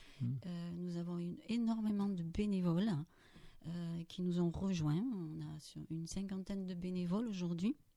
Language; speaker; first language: French; native; French